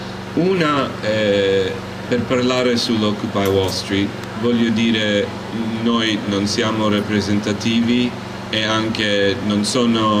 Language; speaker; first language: Italian; non-native, learner; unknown